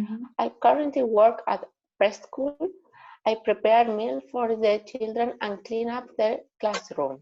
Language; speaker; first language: English; non-native, learner; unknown